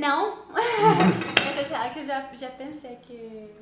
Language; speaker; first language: French; non-native, learner; Portuguese